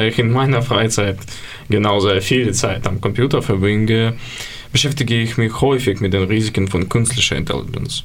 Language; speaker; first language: German; non-native, learner; Ukrainian